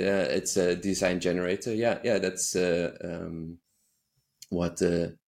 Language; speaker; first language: English; non-native, fluent; Dutch